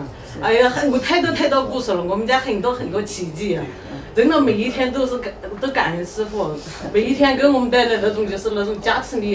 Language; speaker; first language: Chinese; native; Chinese